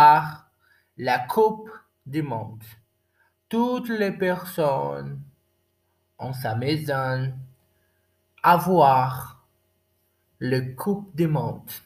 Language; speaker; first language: French; non-native, learner; Portuguese